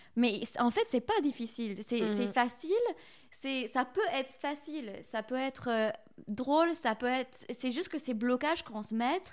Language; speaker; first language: French; non-native, fluent; English